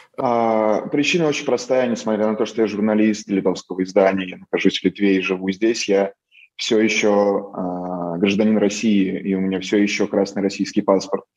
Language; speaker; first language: Russian; native; Russian